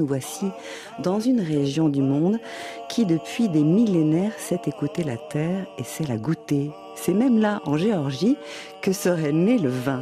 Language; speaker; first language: French; native; French